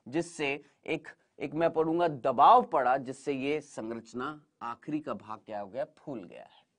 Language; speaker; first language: Hindi; native; Hindi